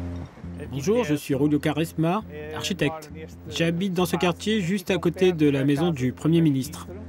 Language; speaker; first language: French; non-native, local second language; Portuguese